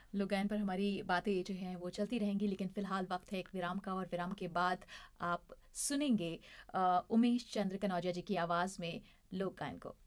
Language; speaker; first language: Hindi; native; Hindi